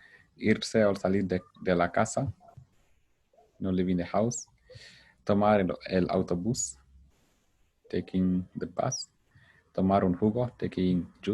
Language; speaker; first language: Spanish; non-native, fluent; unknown